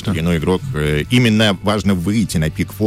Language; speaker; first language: Russian; native; Russian